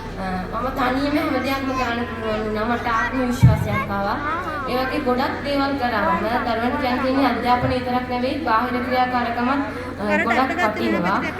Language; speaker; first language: Sinhala; non-native, local second language; Tamil